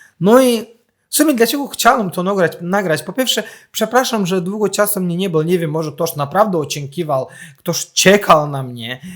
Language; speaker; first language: Polish; non-native, fluent; Azerbaijani